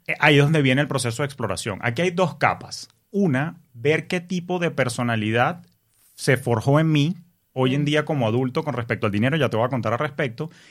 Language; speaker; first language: Spanish; native; Spanish